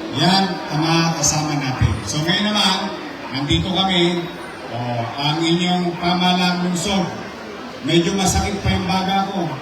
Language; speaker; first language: Filipino; native; Filipino